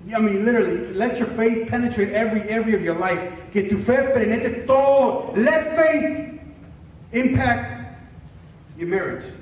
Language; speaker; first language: English; early bilingual, other home language; Spanish